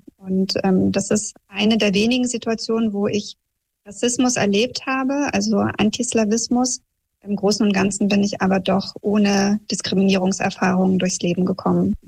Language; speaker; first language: German; early bilingual, heritage; German